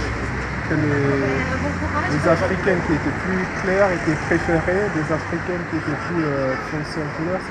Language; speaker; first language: French; non-native, fluent; English